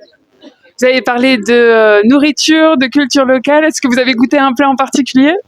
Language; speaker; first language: French; native; French